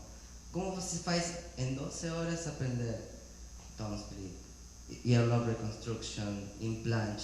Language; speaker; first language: Portuguese; non-native, learner; Spanish